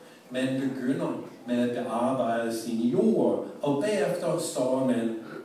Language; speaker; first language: Danish; non-native, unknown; English